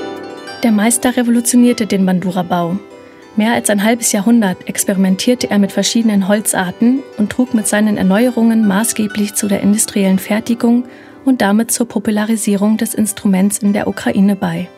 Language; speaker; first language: German; native; German